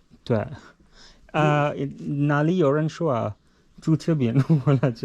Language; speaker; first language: Chinese; non-native, learner; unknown